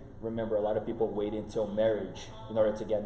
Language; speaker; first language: English; non-native, fluent; Portuguese